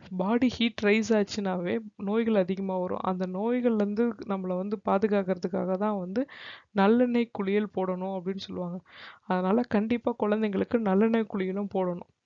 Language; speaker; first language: Tamil; native; Tamil